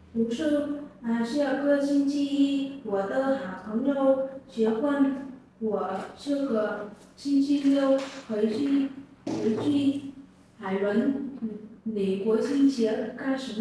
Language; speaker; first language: Chinese; non-native, learner; Vietnamese